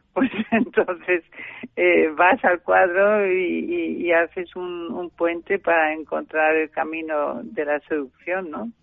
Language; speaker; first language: Spanish; non-native, fluent; German